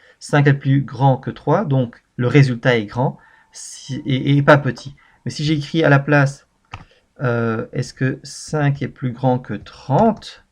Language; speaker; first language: French; native; French